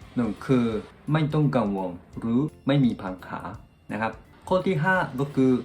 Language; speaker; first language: Thai; non-native, learner; Japanese